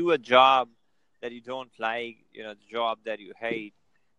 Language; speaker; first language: English; non-native, local second language; Gujarati